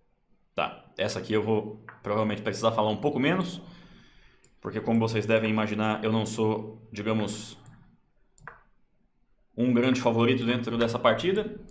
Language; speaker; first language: Portuguese; native; Portuguese